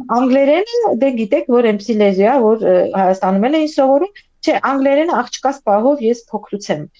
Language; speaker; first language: Armenian; native; Armenian